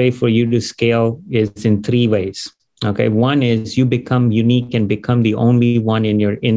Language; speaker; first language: English; non-native, local second language; Gujarati